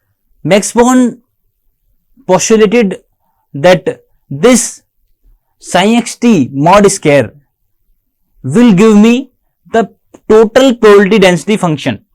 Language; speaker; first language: English; non-native, local second language; Hindi